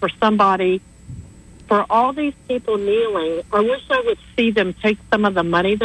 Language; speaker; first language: English; native; English